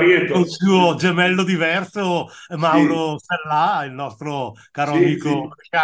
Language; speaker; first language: Italian; native; Italian